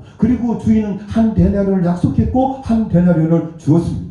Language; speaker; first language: Korean; native; Korean